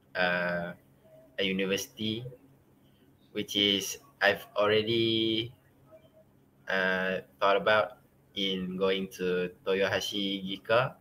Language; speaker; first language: English; non-native, local second language; Malay